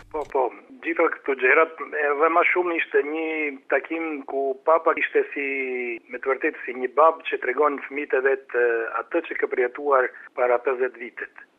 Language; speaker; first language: Albanian; non-native, fluent; Italian